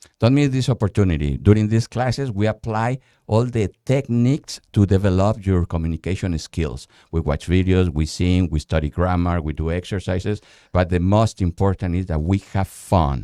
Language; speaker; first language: English; non-native, fluent; Spanish